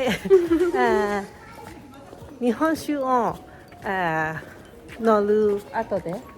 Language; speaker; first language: Japanese; non-native, learner; English